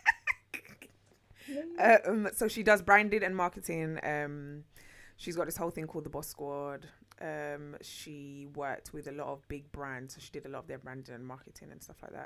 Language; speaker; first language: English; early bilingual, other home language; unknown